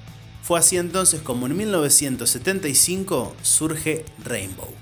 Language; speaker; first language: Spanish; native; Spanish